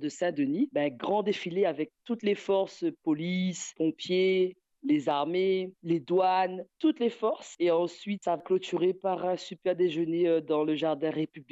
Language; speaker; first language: French; native; French